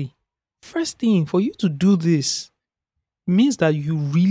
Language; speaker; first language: English; non-native, local second language; Yoruba